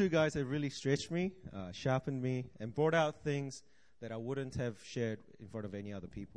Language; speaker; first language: English; native; English